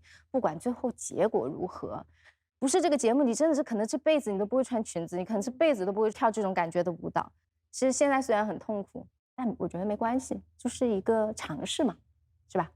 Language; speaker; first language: Chinese; native; Chinese